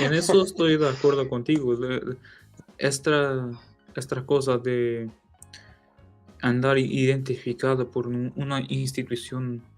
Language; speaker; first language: Spanish; non-native, learner; Portuguese